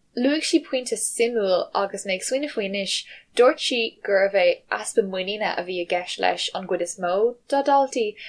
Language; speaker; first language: Irish; non-native, local second language; English